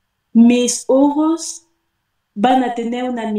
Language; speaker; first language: Spanish; non-native, fluent; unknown